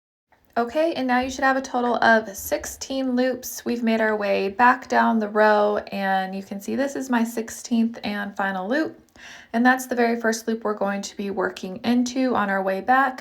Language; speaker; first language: English; native; English